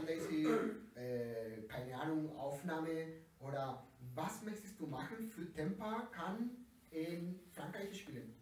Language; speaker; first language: German; non-native, learner; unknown